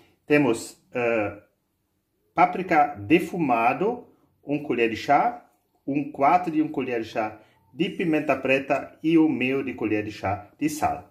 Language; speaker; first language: Portuguese; non-native, fluent; German